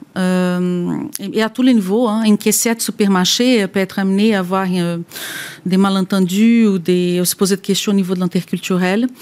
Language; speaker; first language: French; non-native, fluent; Portuguese